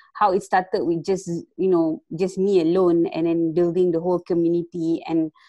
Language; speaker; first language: English; non-native, local second language; Malay